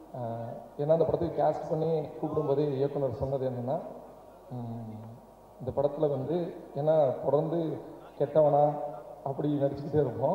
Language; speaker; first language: Tamil; native; Tamil